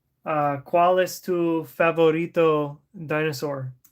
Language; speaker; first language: Spanish; non-native, learner; English